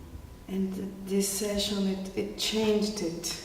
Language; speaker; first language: English; non-native, fluent; Portuguese